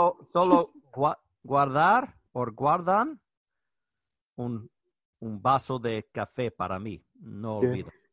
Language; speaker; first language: Spanish; non-native, learner; English